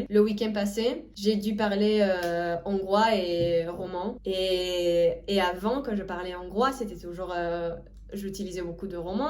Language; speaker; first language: French; non-native, fluent; Romanian